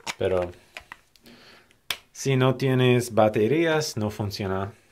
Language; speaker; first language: Spanish; non-native, learner; English